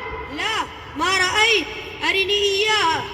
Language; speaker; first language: Arabic; non-native, learner; Urdu